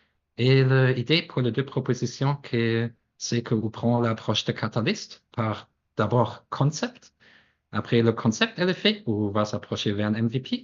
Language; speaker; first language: French; non-native, fluent; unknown